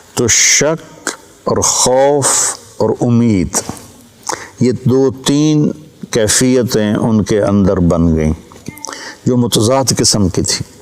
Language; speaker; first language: Urdu; non-native, local second language; Punjabi